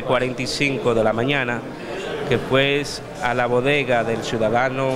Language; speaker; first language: Spanish; native; Spanish